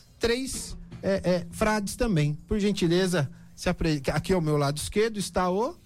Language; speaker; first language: Portuguese; native; Portuguese